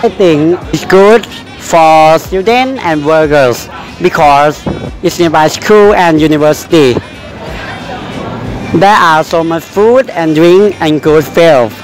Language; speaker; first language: English; non-native, learner; Thai